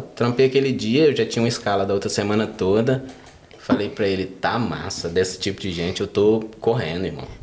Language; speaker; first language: Portuguese; native; Portuguese